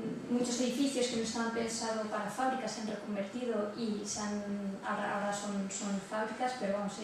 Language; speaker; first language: Spanish; native; Spanish